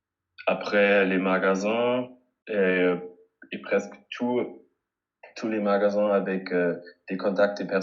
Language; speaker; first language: French; non-native, fluent; German